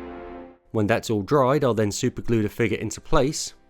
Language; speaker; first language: English; native; English